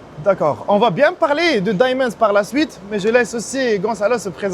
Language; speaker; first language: French; non-native, local second language; Arabic